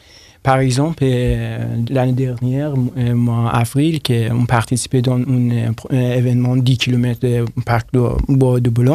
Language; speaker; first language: French; non-native, learner; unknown